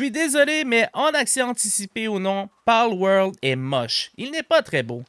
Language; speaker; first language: French; native; French